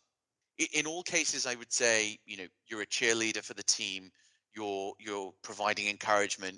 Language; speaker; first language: English; native; English